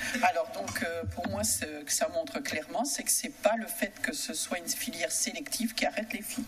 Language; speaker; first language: French; native; French